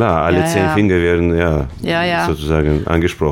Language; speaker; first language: German; native; German